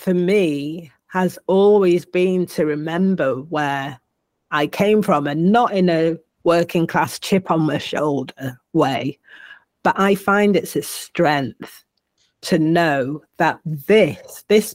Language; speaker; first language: English; native; English